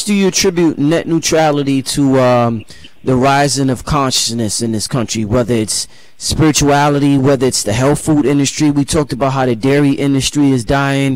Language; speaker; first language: English; native; English